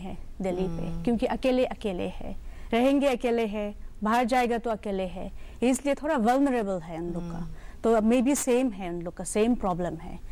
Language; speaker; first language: Hindi; non-native, local second language; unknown